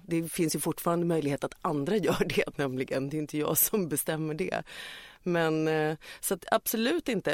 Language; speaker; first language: Swedish; native; Swedish